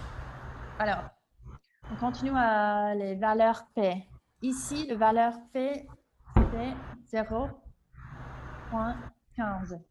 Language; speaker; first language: French; non-native, fluent; English